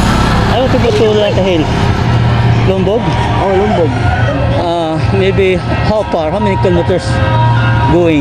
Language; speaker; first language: English; early bilingual, heritage; English